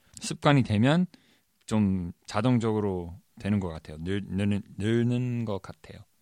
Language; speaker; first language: Korean; non-native, fluent; English